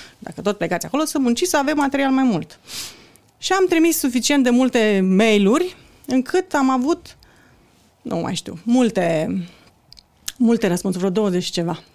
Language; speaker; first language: Romanian; native; Romanian